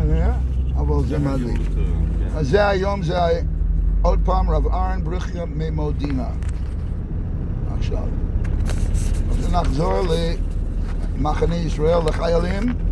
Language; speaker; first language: Hebrew; non-native, fluent; English